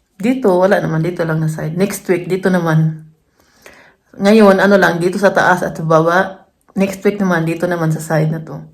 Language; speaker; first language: Filipino; non-native, local second language; Cebuano